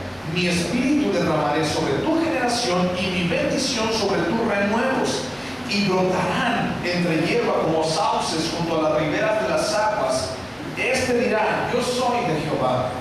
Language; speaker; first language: Spanish; native; Spanish